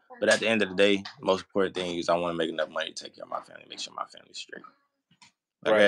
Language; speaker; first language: English; native; English